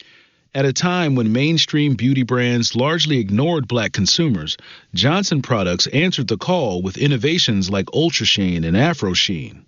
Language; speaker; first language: English; native; English